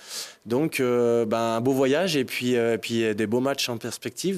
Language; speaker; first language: French; native; French